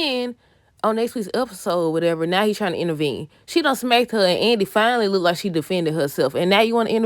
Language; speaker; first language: English; native; English